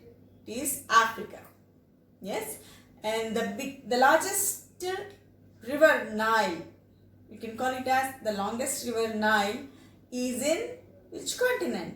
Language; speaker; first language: English; non-native, local second language; Telugu